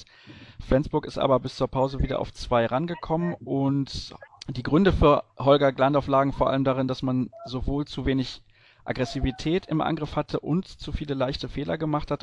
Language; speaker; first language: German; native; German